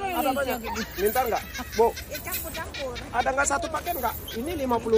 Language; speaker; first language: Indonesian; non-native, learner; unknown